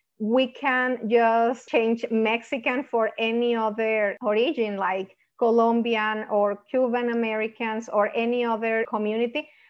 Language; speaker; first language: English; non-native, fluent; Spanish